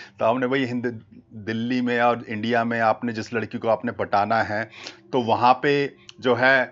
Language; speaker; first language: Hindi; native; Hindi